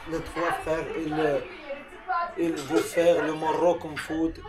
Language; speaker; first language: French; non-native, local second language; Arabic